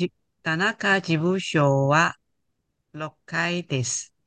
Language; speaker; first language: Japanese; non-native, learner; Chinese